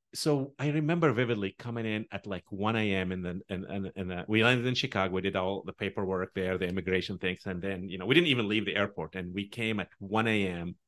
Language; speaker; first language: English; non-native, fluent; Arabic